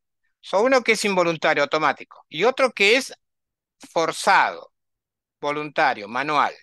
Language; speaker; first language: Spanish; native; Spanish